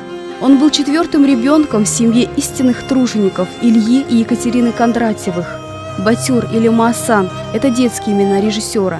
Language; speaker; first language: Russian; native; Russian